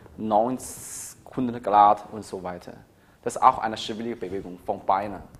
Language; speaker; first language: German; non-native, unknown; Chinese